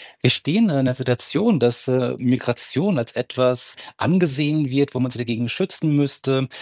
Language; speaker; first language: German; early bilingual, other home language; Turkish